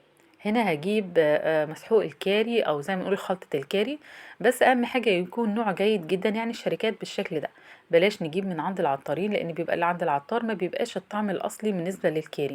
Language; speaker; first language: Arabic; native; Arabic